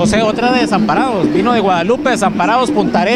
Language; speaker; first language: Spanish; native; Spanish